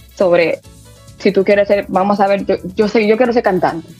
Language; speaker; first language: Spanish; early bilingual, heritage; Spanish